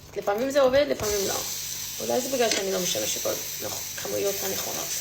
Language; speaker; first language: Hebrew; early bilingual, other home language; English